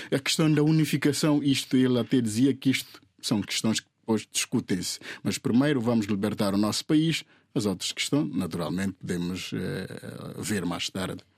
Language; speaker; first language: Portuguese; non-native, local second language; Upper Guinea Crioulo